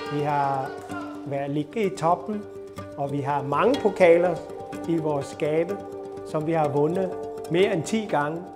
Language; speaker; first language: Danish; non-native, fluent; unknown